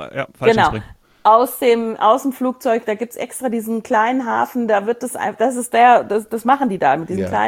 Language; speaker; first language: German; native; German